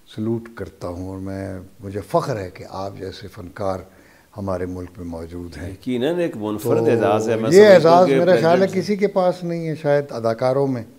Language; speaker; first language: Urdu; non-native, local second language; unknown